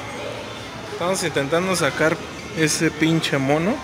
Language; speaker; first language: Spanish; native; Spanish